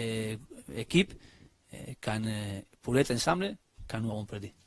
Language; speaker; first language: French; non-native, learner; Spanish